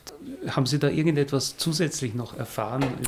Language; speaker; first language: German; native; German